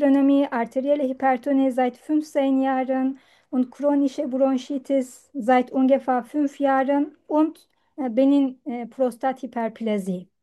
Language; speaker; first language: German; non-native, learner; Turkish